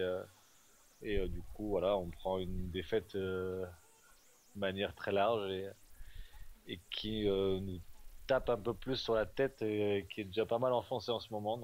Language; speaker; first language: French; native; French